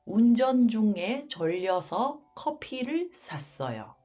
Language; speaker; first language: Korean; early bilingual, heritage; Japanese